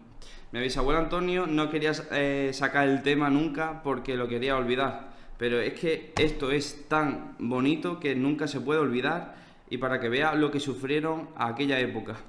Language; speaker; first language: Spanish; native; Spanish